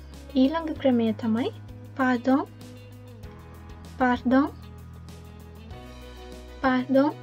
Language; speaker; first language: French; non-native, fluent; Sinhala